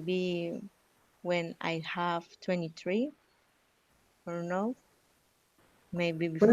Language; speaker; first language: English; non-native, learner; Spanish